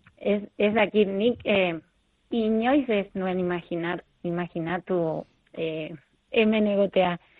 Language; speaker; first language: Basque; non-native, learner; Spanish